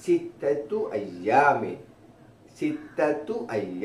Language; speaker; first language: Arabic; non-native, fluent; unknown